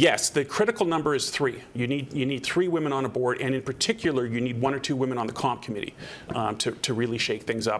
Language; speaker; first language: English; native; English